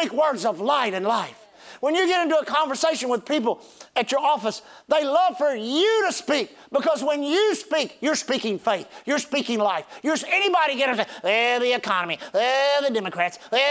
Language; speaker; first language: English; native; English